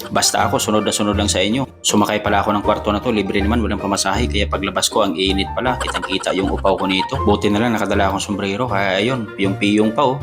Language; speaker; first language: Filipino; non-native, local second language; Cebuano